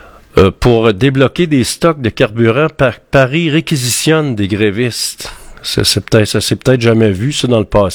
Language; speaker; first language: French; native; French